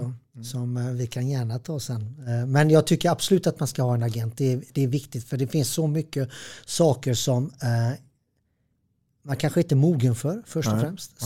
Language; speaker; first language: Swedish; early bilingual, other home language; Serbian